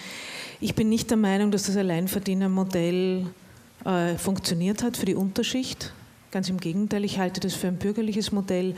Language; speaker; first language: German; native; German